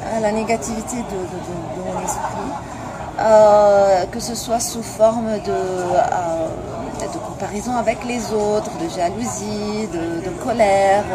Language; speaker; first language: French; non-native, local second language; Arabic